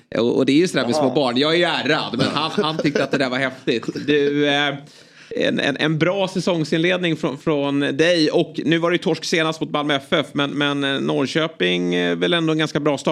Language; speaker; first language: Swedish; native; Swedish